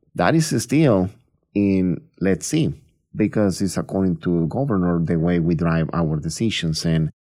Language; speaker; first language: English; non-native, fluent; Spanish